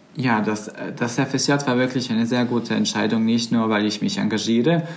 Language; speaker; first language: German; non-native, fluent; Croatian